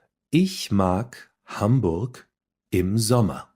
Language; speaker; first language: German; non-native, fluent; English